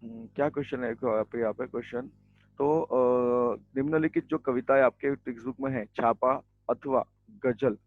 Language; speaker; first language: Hindi; non-native, local second language; Marathi